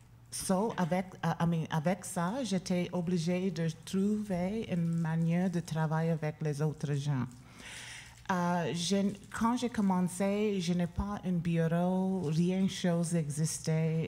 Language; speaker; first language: French; non-native, learner; English